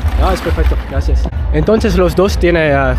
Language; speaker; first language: Spanish; non-native, learner; English